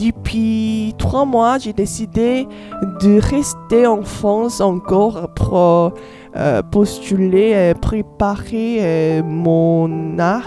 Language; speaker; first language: French; non-native, learner; Korean